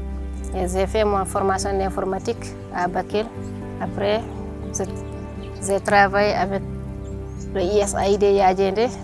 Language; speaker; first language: French; non-native, local second language; Fula